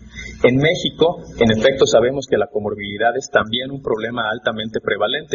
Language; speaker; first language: Spanish; native; Spanish